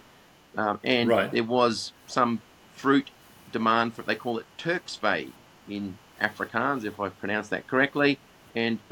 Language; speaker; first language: English; native; English